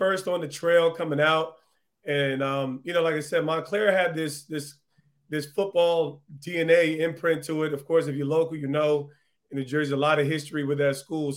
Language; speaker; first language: English; native; English